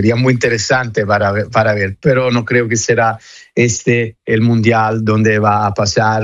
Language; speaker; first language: Spanish; non-native, fluent; Italian